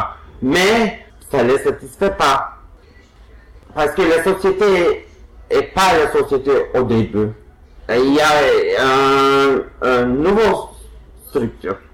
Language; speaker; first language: French; non-native, fluent; Turkish